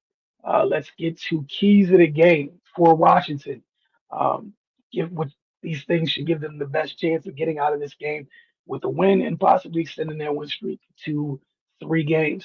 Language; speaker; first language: English; native; English